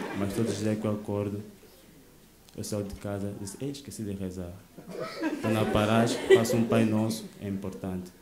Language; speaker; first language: Portuguese; native; Portuguese